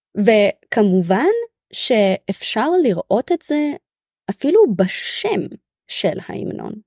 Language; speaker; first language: Hebrew; early bilingual, other home language; Russian